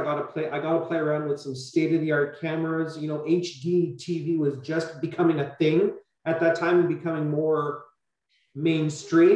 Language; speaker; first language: English; native; English